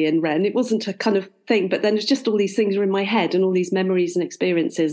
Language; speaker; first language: English; native; English